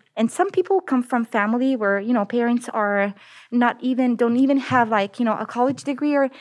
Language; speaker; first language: English; non-native, fluent; Italian